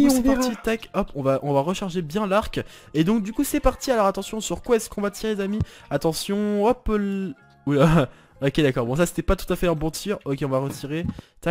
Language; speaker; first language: French; native; French